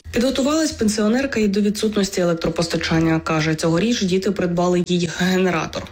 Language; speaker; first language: Ukrainian; native; Ukrainian